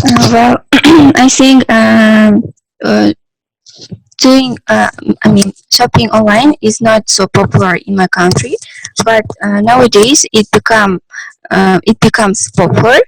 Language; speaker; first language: English; non-native, learner; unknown